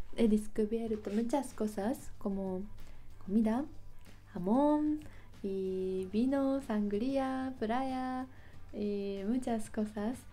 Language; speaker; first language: Spanish; non-native, learner; Japanese